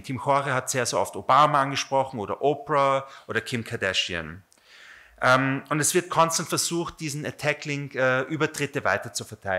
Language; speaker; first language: German; native; German